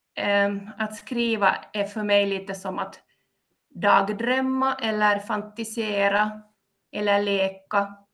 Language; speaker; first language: Swedish; native; Swedish